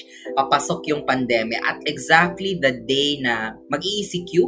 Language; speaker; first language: English; non-native, local second language; Cebuano